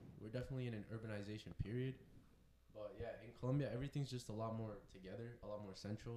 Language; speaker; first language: English; early bilingual, other home language; Spanish